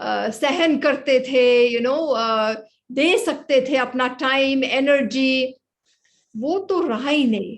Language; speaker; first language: Hindi; native; Hindi